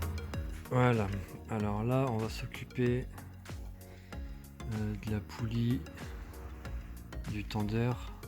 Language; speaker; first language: French; native; French